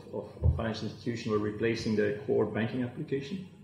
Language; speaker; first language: English; non-native, fluent; Dutch